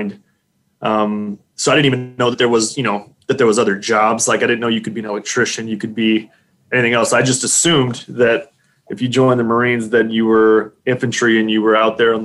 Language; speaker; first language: English; native; English